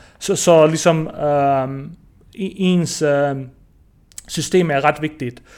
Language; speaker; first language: Danish; early bilingual, other home language; Bosnian